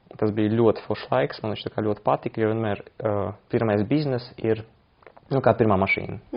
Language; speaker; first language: Latvian; non-native, local second language; Russian